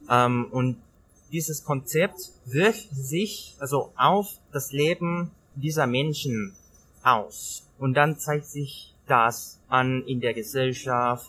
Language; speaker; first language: German; non-native, learner; Thai